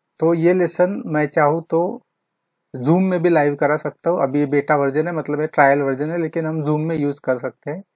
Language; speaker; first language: Hindi; non-native, local second language; Marathi